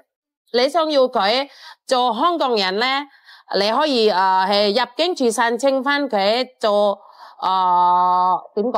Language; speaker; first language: Cantonese; non-native, fluent; Indonesian